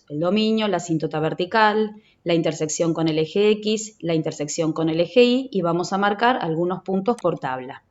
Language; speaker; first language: Spanish; native; Spanish